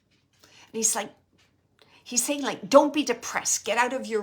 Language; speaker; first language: English; native; English